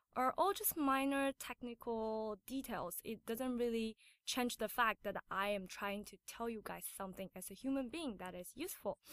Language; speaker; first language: English; non-native, fluent; Chinese